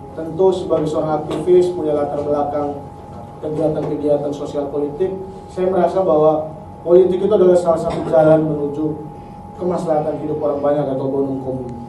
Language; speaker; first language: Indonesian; native; Indonesian